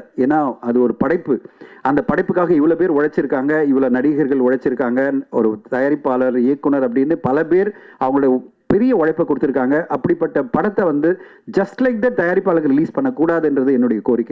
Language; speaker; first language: Tamil; native; Tamil